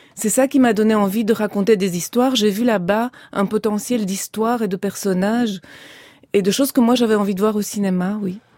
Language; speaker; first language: French; early bilingual, other home language; Romanian